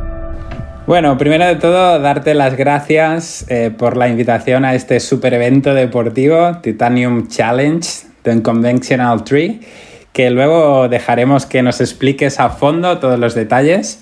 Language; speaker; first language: Spanish; native; Spanish